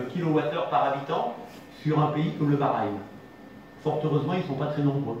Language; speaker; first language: French; native; French